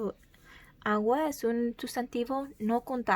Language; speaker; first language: Spanish; early bilingual, heritage; Spanish